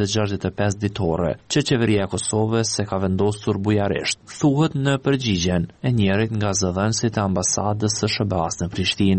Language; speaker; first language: Albanian; native; Albanian